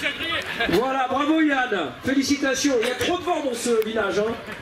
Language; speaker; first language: French; native; French